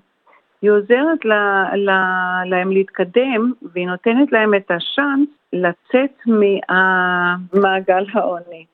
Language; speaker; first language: Hebrew; early bilingual, heritage; Hebrew